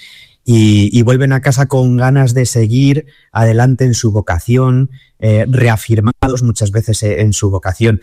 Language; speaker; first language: Spanish; native; Spanish